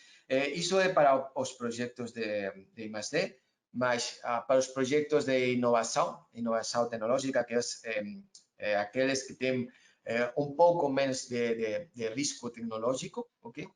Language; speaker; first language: Portuguese; non-native, learner; Spanish